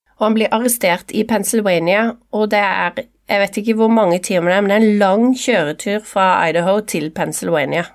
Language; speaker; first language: Norwegian; native; Norwegian